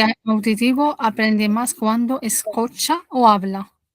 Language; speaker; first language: Spanish; non-native, learner; Arabic